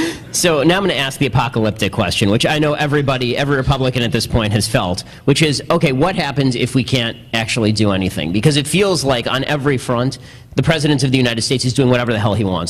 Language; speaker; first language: English; native; English